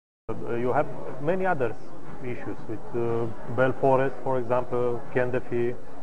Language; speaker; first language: English; non-native, learner; Romanian